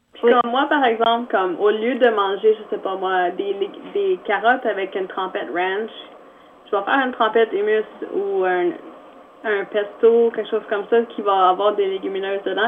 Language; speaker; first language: French; native; French